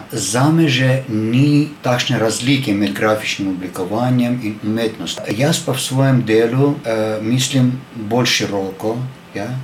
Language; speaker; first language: Slovenian; non-native, learner; Armenian